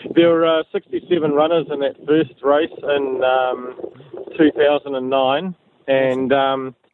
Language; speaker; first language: English; native; English